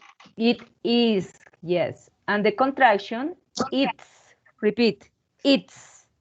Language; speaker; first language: English; non-native, learner; Spanish